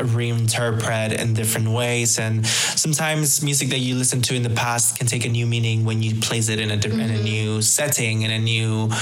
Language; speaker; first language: English; early bilingual, other home language; Spanish